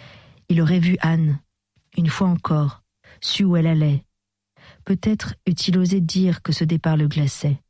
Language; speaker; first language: French; native; French